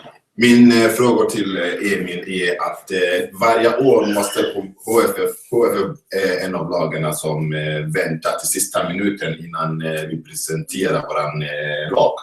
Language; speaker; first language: Swedish; non-native, fluent; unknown